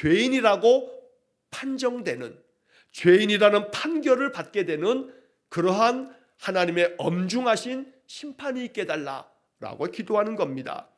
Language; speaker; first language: Korean; native; Korean